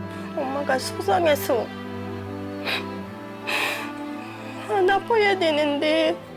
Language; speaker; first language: Korean; non-native, learner; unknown